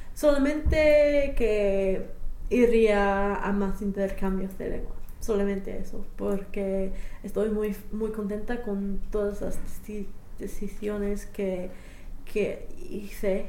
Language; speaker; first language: Spanish; non-native, fluent; English